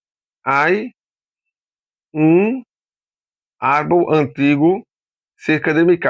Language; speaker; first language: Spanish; non-native, fluent; Portuguese